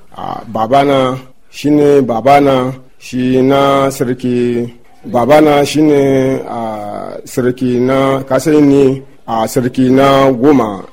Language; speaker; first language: Hausa; non-native, local second language; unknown